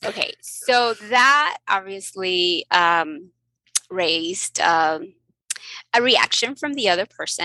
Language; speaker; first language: English; early bilingual, other home language; Spanish